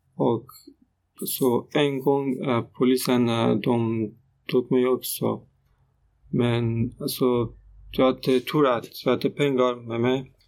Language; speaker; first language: Swedish; non-native, learner; Persian